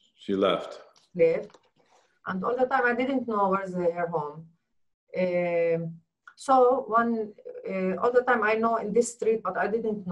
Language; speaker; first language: English; non-native, learner; Arabic